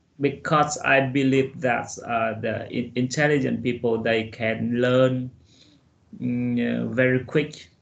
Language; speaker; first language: English; non-native, learner; Vietnamese